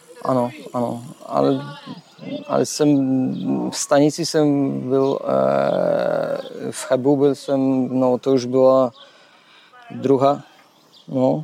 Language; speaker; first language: Czech; non-native, learner; Polish